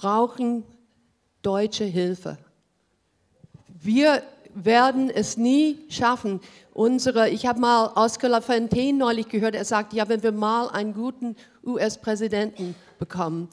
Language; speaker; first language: German; early bilingual, heritage; German